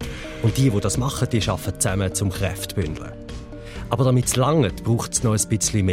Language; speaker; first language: German; native; German